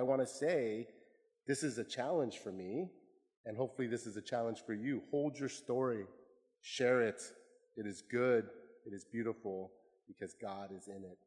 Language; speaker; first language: English; native; English